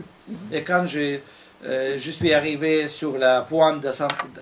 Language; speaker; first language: French; non-native, fluent; Russian